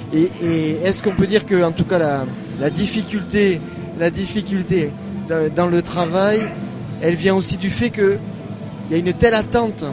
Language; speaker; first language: French; native; French